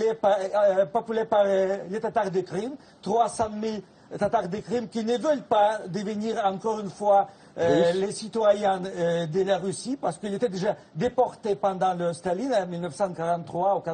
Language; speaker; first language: French; non-native, fluent; Russian